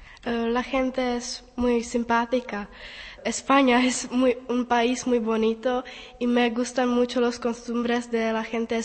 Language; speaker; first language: Spanish; non-native, learner; Czech